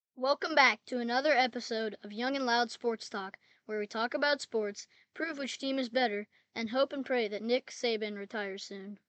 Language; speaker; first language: English; native; English